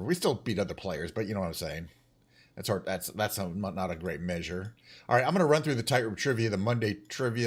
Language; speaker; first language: English; native; English